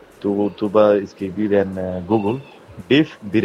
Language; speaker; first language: Spanish; non-native, learner; Bangla